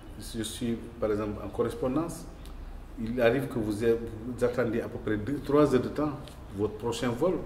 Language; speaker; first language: French; non-native, local second language; Wolof